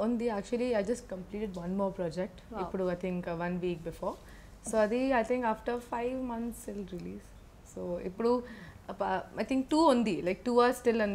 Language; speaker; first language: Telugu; non-native, learner; Malayalam